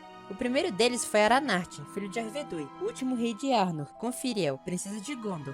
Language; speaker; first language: Portuguese; native; Portuguese